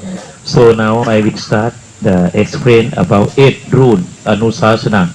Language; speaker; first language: English; non-native, learner; Thai